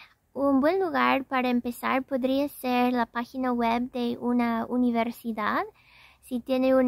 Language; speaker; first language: Spanish; non-native, fluent; English